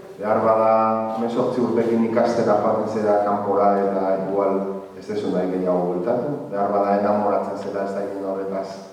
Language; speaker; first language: Basque; non-native, local second language; Spanish